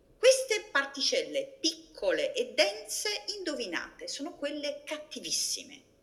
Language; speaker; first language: Italian; native; Italian